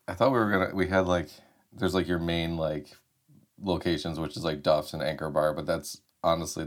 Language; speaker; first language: English; native; English